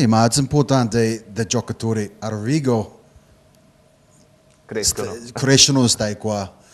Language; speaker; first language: Italian; non-native, learner; English